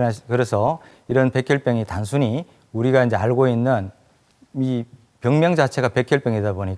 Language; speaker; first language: Korean; native; Korean